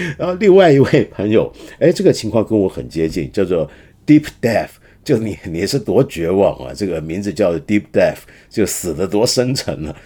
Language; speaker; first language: Chinese; non-native, local second language; Cantonese